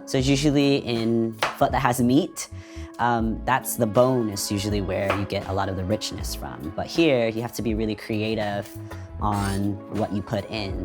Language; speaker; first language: English; early bilingual, other home language; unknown